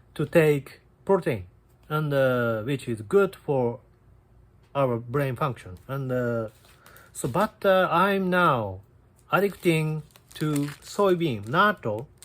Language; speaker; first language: English; non-native, learner; Japanese